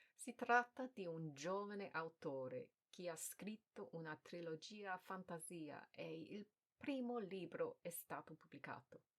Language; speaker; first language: Italian; non-native, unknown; English